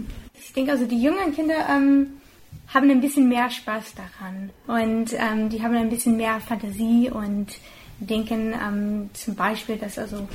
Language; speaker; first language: German; non-native, fluent; English